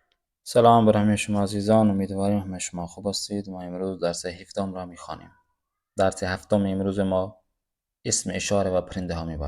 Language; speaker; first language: Persian; non-native, fluent; Urdu